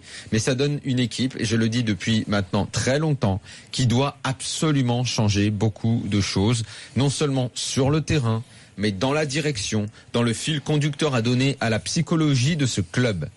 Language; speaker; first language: French; native; French